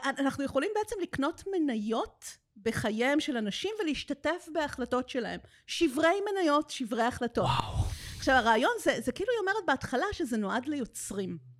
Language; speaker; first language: Hebrew; native; Hebrew